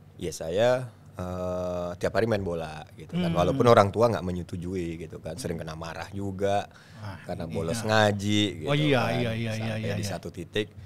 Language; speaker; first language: Indonesian; native; Indonesian